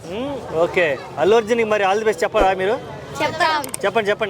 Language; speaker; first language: Telugu; native; Telugu